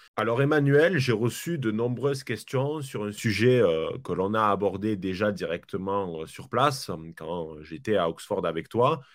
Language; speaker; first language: French; native; French